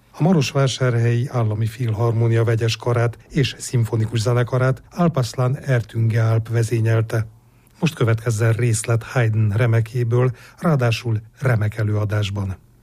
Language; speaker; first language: Hungarian; native; Hungarian